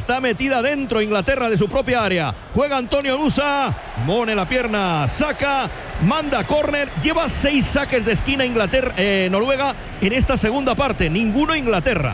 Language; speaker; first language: Spanish; native; Spanish